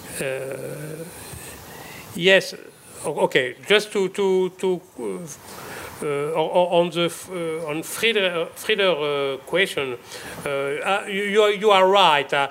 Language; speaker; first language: English; non-native, fluent; French